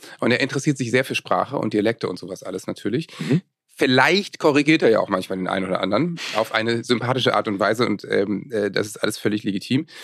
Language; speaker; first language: German; native; German